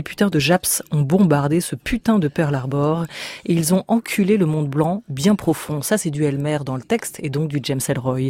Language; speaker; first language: French; native; French